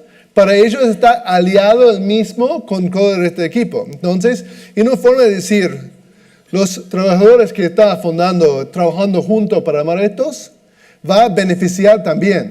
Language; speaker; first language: Spanish; non-native, fluent; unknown